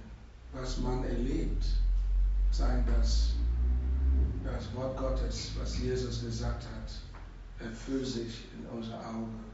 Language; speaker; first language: German; non-native, learner; Russian